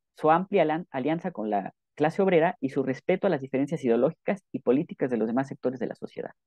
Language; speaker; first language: Spanish; native; Spanish